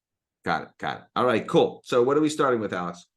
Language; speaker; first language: English; native; English